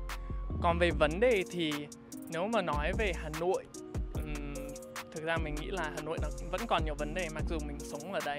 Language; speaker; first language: Vietnamese; non-native, fluent; English